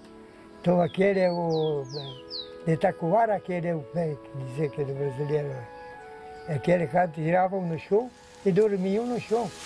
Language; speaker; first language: Portuguese; non-native, local second language; Polish